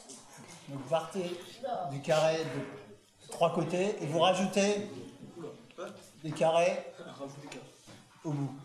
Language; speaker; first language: French; native; French